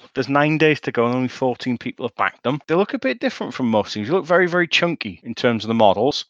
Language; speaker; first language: English; native; English